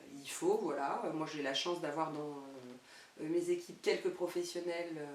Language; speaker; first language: French; native; French